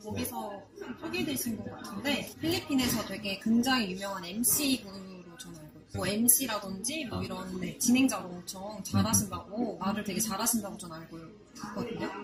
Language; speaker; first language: Korean; early bilingual, heritage; Korean